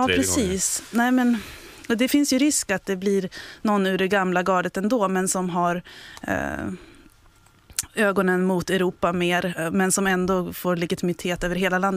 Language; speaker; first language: Swedish; native; Swedish